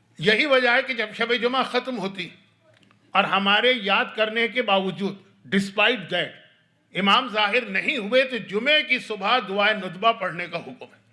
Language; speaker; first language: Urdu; native; Urdu